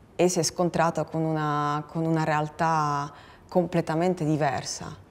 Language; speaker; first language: Italian; non-native, fluent; Polish